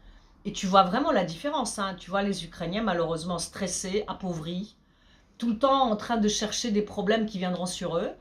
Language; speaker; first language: French; early bilingual, other home language; Polish